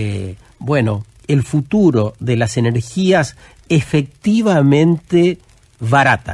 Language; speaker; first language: Spanish; native; Spanish